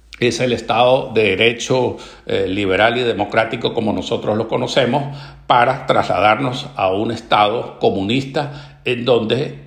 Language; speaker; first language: Spanish; native; Spanish